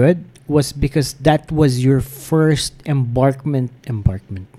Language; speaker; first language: English; non-native, local second language; Filipino